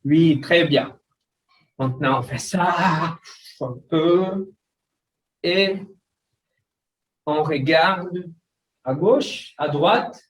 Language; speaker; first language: French; non-native, learner; Portuguese